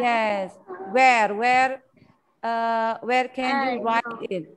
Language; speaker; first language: English; non-native, fluent; Indonesian